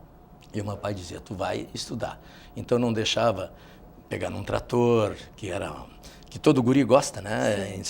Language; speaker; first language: Portuguese; native; Portuguese